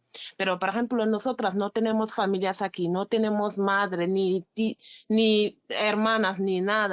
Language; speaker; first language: Spanish; non-native, learner; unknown